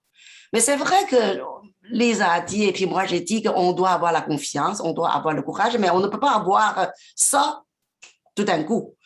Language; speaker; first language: French; non-native, fluent; Chinese